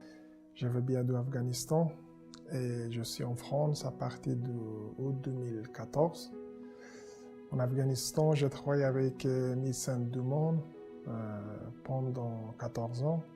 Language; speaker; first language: French; non-native, learner; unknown